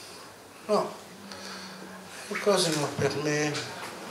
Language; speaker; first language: Italian; non-native, learner; Portuguese